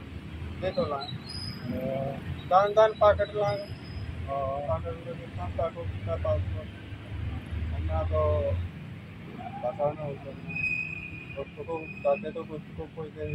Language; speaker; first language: Filipino; non-native, learner; Punjabi